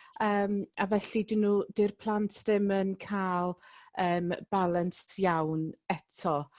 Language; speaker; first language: Welsh; non-native, local second language; English